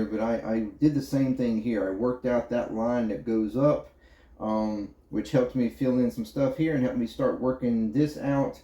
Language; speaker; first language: English; native; English